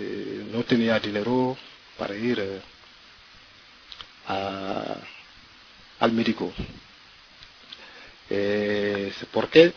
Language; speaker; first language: Spanish; non-native, learner; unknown